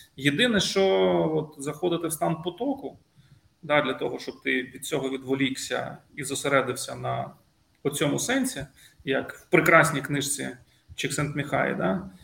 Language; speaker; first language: Ukrainian; non-native, local second language; Russian